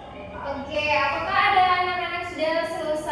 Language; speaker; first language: Indonesian; native; Indonesian